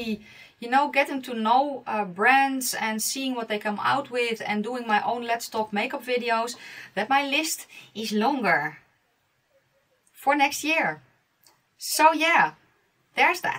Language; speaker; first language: English; non-native, fluent; Dutch